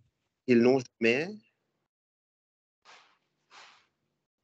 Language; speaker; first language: French; non-native, learner; Arabic